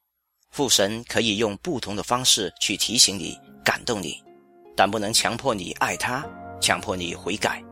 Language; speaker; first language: Chinese; native; Chinese